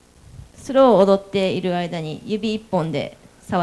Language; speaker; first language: Japanese; native; Japanese